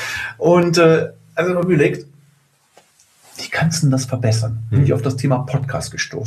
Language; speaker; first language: German; native; German